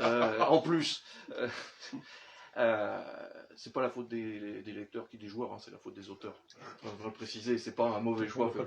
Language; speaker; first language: French; native; French